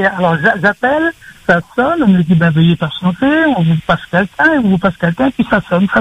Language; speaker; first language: French; native; French